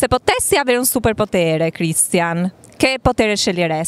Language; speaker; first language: Italian; native; Italian